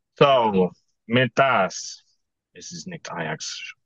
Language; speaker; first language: German; non-native, learner; English